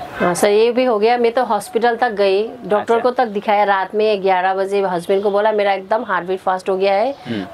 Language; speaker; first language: Hindi; non-native, local second language; Nepali